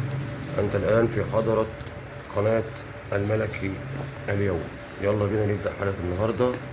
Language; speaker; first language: Arabic; native; Arabic